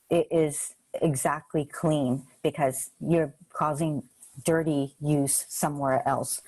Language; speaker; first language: English; non-native, local second language; Cantonese